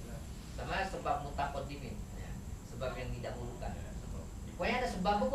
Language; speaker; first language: Indonesian; native; Indonesian